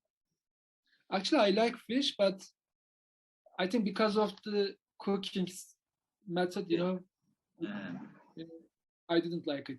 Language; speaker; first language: English; non-native, learner; Turkish